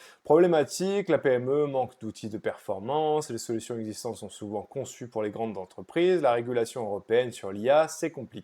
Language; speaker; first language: French; native; French